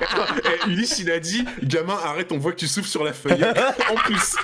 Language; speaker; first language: French; native; French